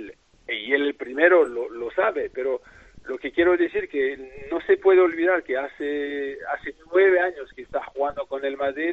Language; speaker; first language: Spanish; non-native, fluent; French